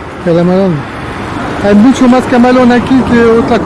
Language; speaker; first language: Spanish; non-native, learner; French